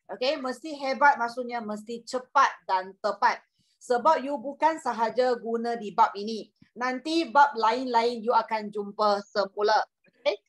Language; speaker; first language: Malay; non-native, local second language; Chinese